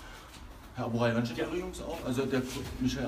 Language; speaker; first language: German; native; German